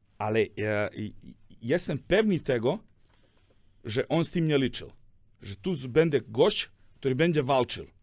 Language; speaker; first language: Polish; non-native, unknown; Serbian